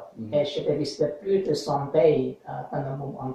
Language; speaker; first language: French; non-native, fluent; English